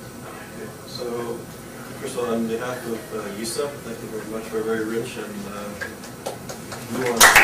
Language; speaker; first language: English; native; English